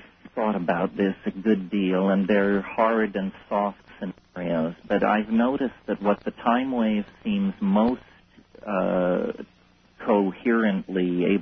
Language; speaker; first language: English; native; English